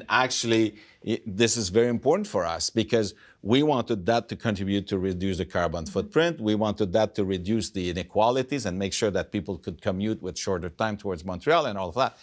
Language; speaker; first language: English; non-native, fluent; French